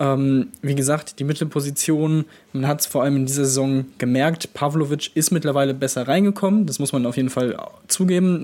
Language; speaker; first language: German; native; German